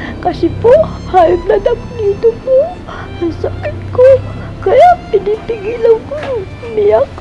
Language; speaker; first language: Filipino; native; Filipino